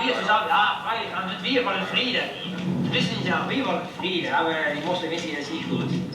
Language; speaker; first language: German; non-native, learner; Dutch